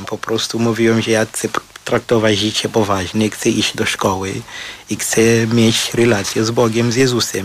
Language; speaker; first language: Polish; non-native, fluent; Shona